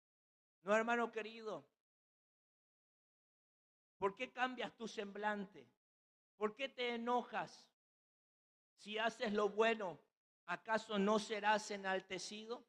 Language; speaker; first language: Spanish; native; Spanish